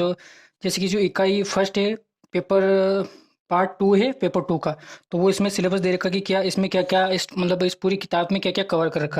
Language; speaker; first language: Hindi; native; Hindi